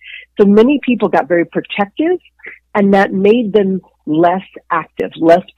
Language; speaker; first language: English; native; English